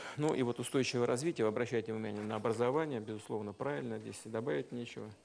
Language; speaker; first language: Russian; native; Russian